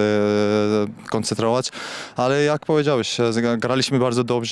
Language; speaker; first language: Polish; non-native, fluent; Georgian